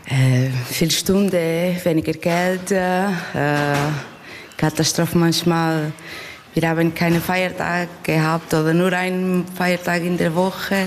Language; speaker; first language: German; non-native, learner; Portuguese